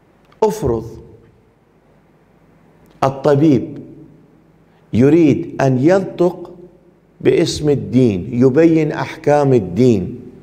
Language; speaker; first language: Arabic; non-native, fluent; Persian